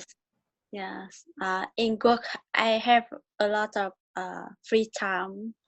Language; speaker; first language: English; non-native, learner; Vietnamese